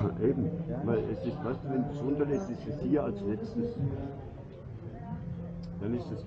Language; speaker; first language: German; native; German